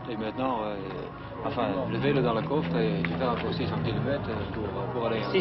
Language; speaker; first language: French; non-native, fluent; Dutch